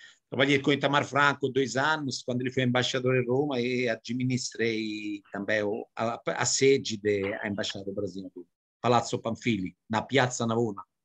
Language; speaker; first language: Portuguese; non-native, fluent; Italian